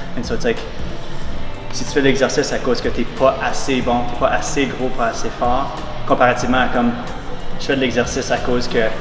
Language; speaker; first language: French; native; French